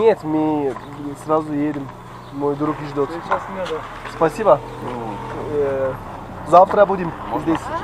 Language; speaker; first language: Russian; non-native, learner; Turkish